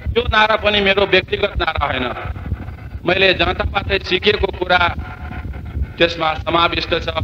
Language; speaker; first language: Nepali; non-native, local second language; Newari